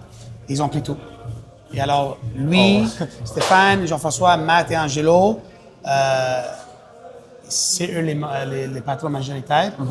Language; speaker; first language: French; non-native, local second language; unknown